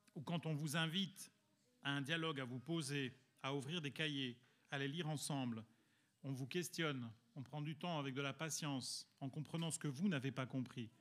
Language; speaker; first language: French; early bilingual, other home language; Italian